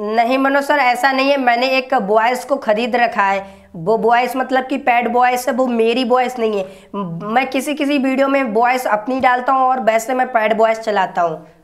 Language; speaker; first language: Hindi; native; Hindi